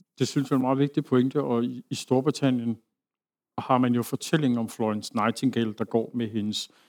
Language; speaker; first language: Danish; early bilingual, heritage; French